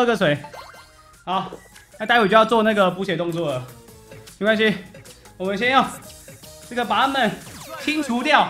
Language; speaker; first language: Chinese; native; Chinese